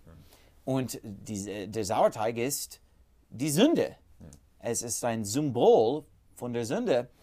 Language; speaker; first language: German; non-native, fluent; English